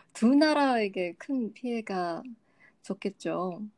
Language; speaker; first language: Korean; non-native, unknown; Vietnamese